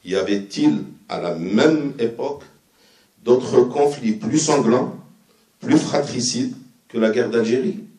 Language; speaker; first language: French; non-native, local second language; Arabic